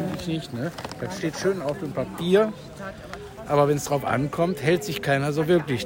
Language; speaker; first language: German; native; German